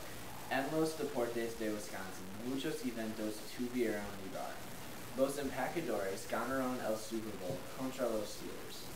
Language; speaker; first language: Spanish; non-native, learner; English